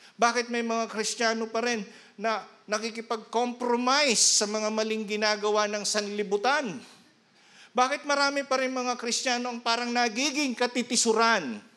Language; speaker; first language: Filipino; non-native, local second language; Bikol